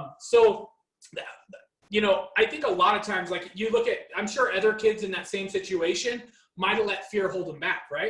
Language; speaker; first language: English; native; English